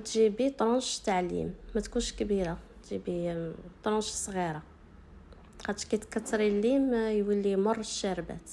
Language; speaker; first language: Arabic; native; Arabic